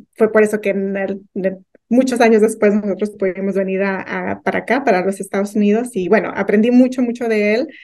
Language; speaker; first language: Spanish; native; Spanish